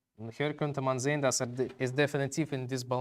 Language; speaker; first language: German; non-native, learner; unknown